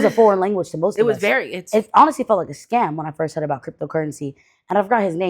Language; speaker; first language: English; native; English